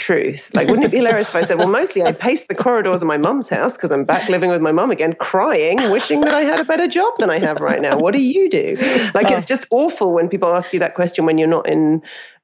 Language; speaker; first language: English; native; English